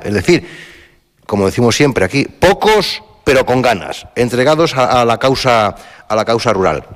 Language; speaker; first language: Spanish; native; Spanish